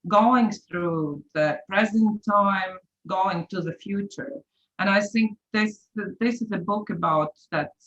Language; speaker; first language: English; non-native, fluent; Latvian